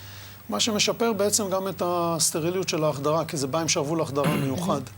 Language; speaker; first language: Hebrew; native; Hebrew